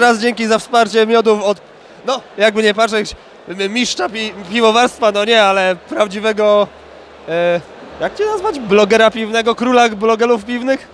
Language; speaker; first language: Polish; native; Polish